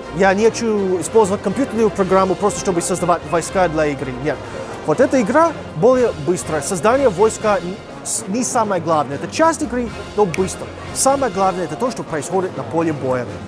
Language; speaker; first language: Russian; non-native, fluent; English